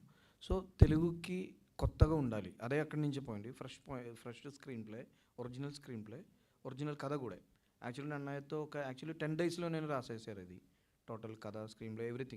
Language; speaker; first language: Telugu; non-native, local second language; Malayalam